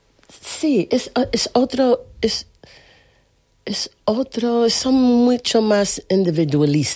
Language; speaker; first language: Spanish; non-native, fluent; English